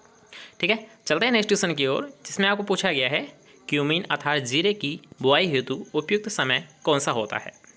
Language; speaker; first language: Hindi; native; Hindi